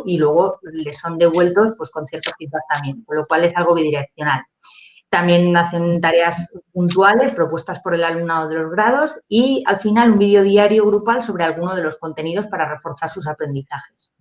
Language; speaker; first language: Spanish; native; Spanish